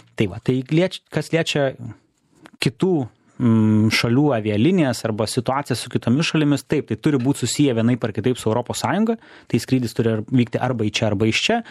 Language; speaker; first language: Lithuanian; native; Lithuanian